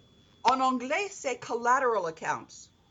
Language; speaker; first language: French; non-native, learner; English